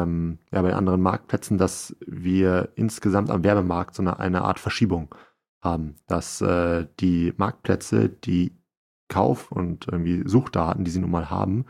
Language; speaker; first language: German; native; German